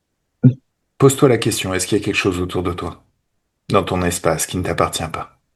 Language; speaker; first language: French; native; French